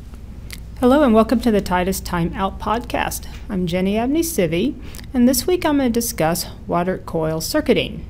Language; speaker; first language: English; native; English